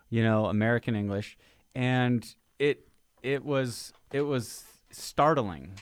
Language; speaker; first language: English; native; English